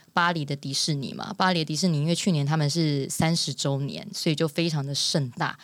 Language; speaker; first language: Chinese; native; Chinese